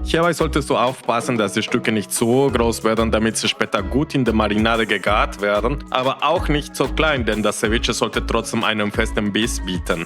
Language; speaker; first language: German; non-native, fluent; Spanish